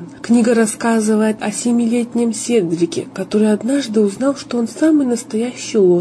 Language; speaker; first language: Russian; native; Russian